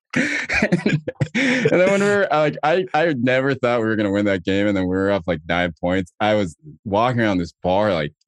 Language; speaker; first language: English; native; English